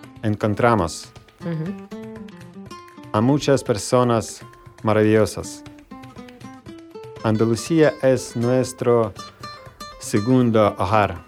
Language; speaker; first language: Spanish; non-native, learner; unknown